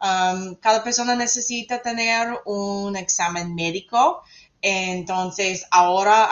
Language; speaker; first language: Spanish; non-native, fluent; English